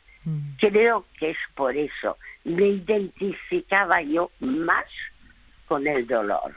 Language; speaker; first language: Spanish; early bilingual, other home language; French